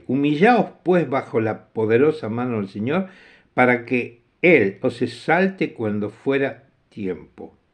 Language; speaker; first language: Spanish; non-native, fluent; Italian